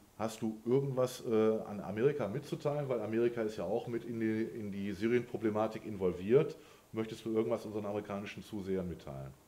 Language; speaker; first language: German; native; German